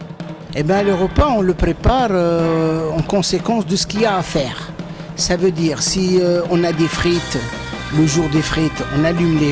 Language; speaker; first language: French; native; French